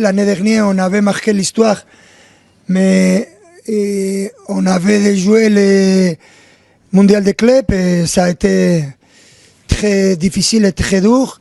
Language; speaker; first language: French; non-native, fluent; Spanish